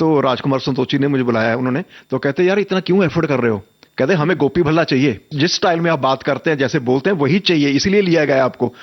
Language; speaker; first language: Hindi; non-native, local second language; Punjabi